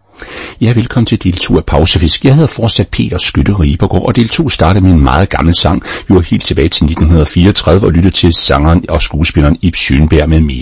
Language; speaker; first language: Danish; native; Danish